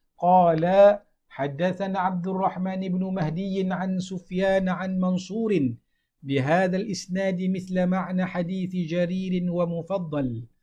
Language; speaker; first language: Arabic; non-native, fluent; Malay